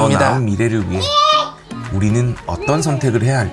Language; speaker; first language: Korean; native; Korean